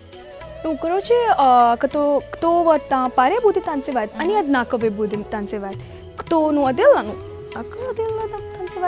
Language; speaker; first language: Russian; non-native, learner; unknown